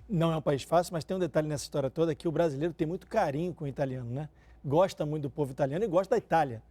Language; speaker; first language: Portuguese; native; Portuguese